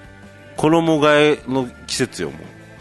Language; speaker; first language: Japanese; native; Japanese